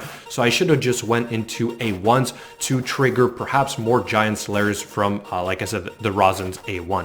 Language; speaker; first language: English; native; English